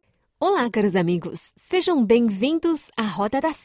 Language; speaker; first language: Portuguese; non-native, fluent; Chinese